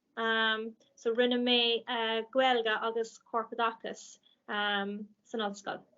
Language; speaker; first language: Irish; non-native, local second language; English